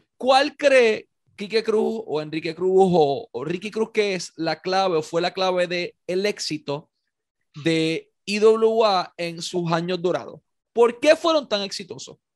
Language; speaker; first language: Spanish; native; Spanish